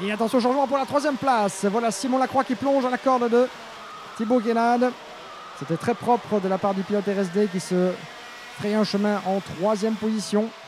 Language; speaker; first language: French; native; French